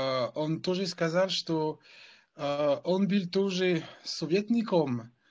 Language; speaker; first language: Russian; non-native, fluent; French